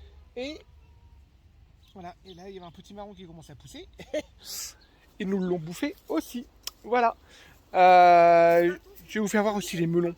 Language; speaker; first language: French; native; French